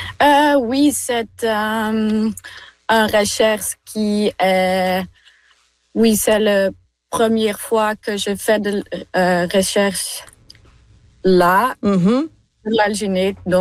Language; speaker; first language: French; non-native, learner; Dutch